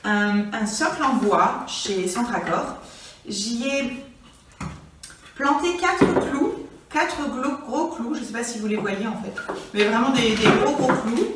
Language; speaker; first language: French; native; French